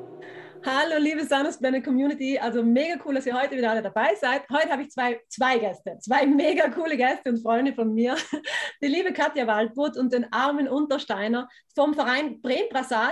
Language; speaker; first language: German; native; German